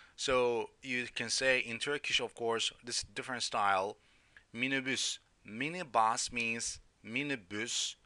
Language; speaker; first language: English; non-native, fluent; Turkish